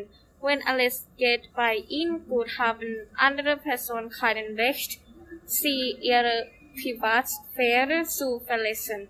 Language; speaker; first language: German; non-native, learner; Thai